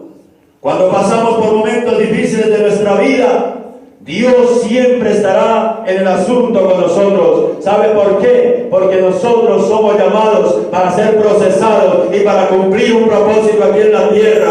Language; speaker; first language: Spanish; native; Spanish